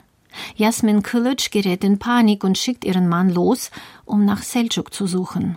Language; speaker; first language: German; native; German